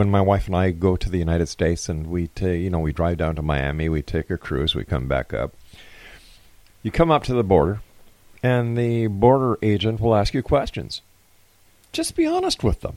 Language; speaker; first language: English; native; English